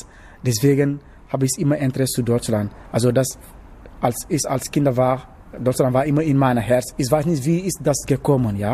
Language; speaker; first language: German; non-native, learner; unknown